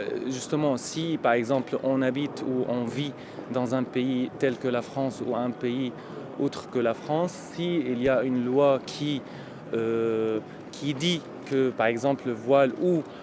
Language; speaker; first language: French; native; French